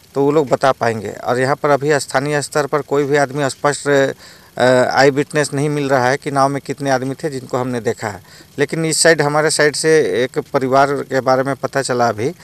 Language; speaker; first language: Hindi; native; Hindi